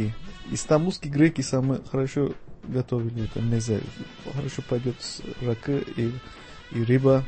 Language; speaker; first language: Russian; non-native, learner; Turkish